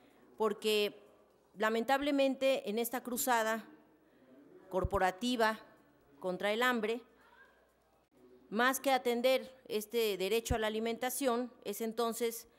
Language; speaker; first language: Spanish; native; Spanish